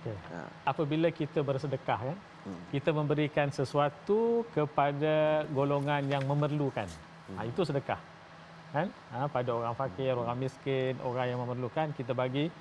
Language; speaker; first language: Malay; native; Malay